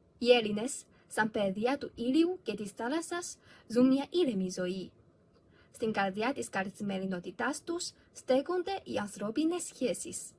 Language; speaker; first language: Greek; non-native, fluent; Chinese